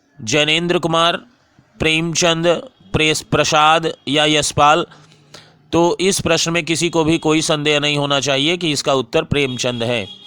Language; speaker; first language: Hindi; native; Hindi